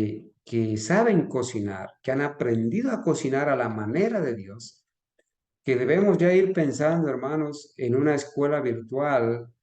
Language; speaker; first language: Spanish; native; Spanish